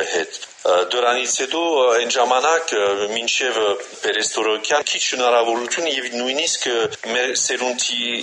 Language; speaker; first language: Armenian; early bilingual, heritage; Armenian